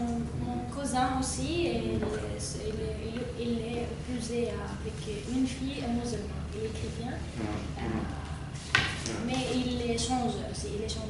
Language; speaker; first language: French; non-native, learner; Arabic